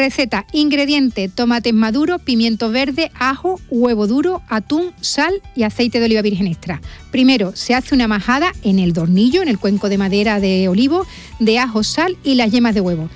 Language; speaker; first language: Spanish; native; Spanish